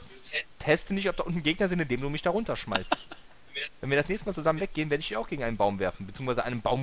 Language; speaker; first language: German; native; German